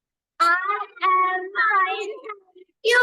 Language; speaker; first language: English; non-native, learner; Hindi